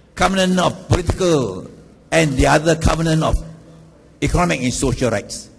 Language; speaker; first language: English; non-native, local second language; Chinese